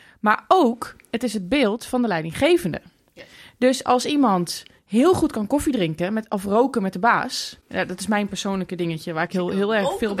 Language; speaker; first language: Dutch; native; Dutch